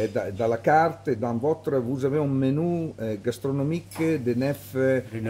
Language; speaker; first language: French; non-native, learner; Italian